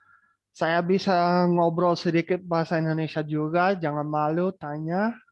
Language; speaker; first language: Indonesian; non-native, learner; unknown